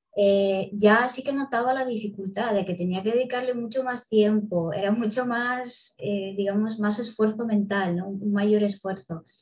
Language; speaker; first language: Spanish; early bilingual, other home language; Russian